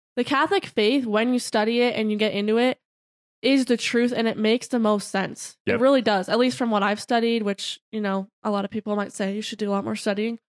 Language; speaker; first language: English; native; English